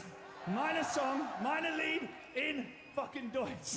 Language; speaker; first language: German; non-native, learner; English